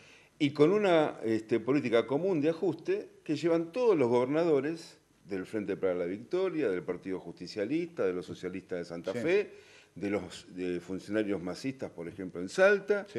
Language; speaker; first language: Spanish; native; Spanish